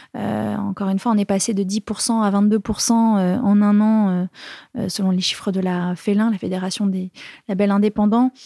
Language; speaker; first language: French; native; French